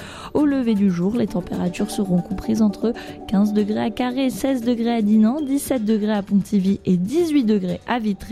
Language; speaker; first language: French; native; French